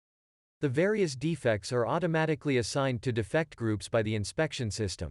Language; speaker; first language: English; non-native, fluent; German